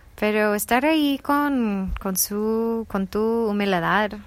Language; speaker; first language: Spanish; non-native, fluent; English